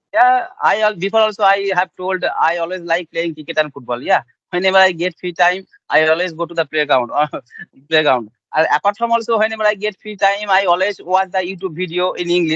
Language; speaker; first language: English; non-native, learner; Bangla